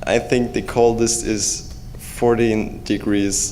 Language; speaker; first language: English; non-native, fluent; German